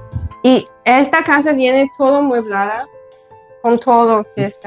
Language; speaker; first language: Spanish; non-native, learner; English